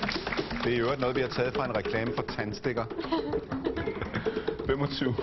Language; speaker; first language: Danish; native; Danish